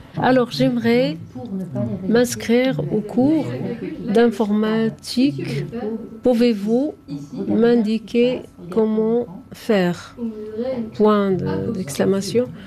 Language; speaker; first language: French; non-native, fluent; Arabic